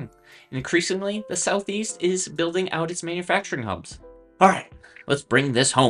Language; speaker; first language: English; native; English